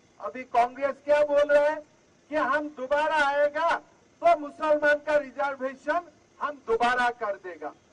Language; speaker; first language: Hindi; non-native, local second language; Assamese